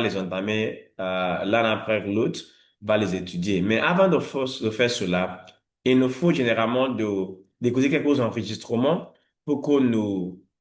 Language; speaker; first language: French; non-native, fluent; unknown